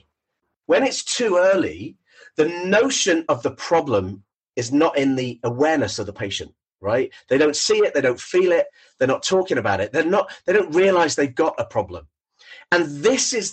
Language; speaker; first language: English; native; English